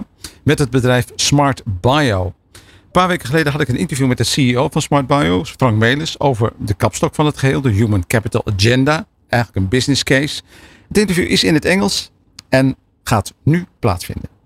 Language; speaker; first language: Dutch; native; Dutch